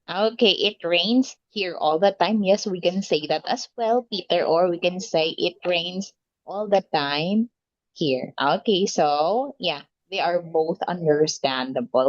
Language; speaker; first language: English; non-native, local second language; Filipino